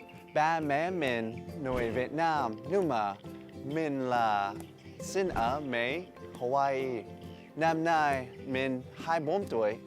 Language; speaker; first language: Vietnamese; early bilingual, heritage; Vietnamese